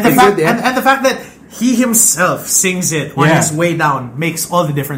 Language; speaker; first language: English; non-native, local second language; Filipino